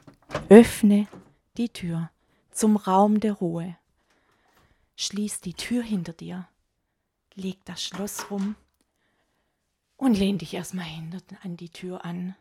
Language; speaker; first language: German; native; German